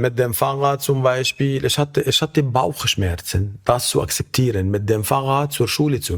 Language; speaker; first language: German; non-native, fluent; Arabic